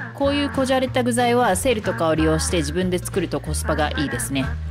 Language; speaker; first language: Japanese; native; Japanese